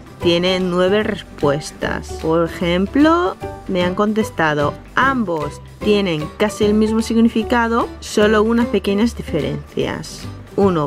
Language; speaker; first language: Spanish; non-native, fluent; Japanese